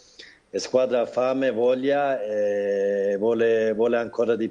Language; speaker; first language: Italian; non-native, fluent; Swedish